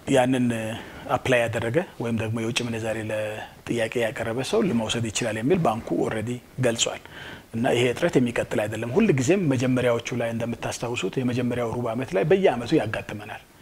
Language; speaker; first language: Amharic; non-native, local second language; Wolaytta